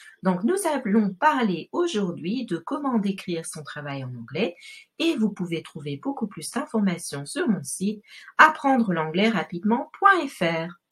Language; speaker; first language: French; native; French